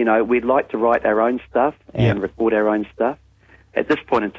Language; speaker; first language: English; native; English